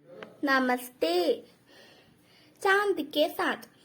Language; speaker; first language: Hindi; non-native, local second language; Malayalam